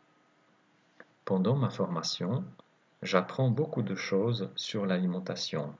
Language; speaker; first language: French; native; French